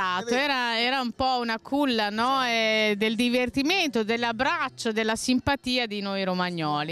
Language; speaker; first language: Italian; native; Italian